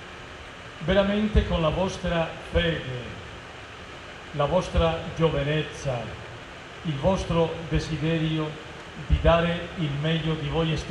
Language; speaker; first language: Italian; non-native, fluent; Spanish